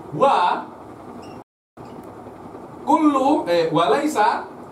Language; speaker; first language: Arabic; non-native, fluent; Malay